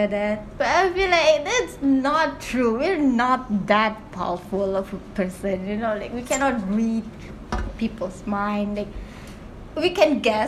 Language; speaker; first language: English; non-native, local second language; Malay